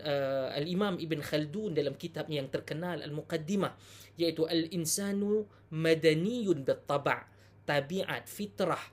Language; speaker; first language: Malay; native; Malay